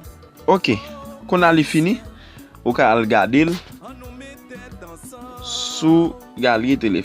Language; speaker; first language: French; non-native, learner; Haitian Creole